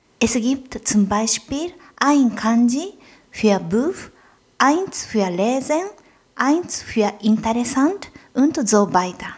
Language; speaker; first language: German; non-native, fluent; Japanese